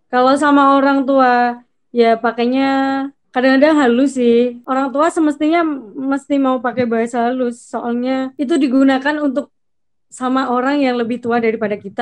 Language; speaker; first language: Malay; non-native, local second language; Javanese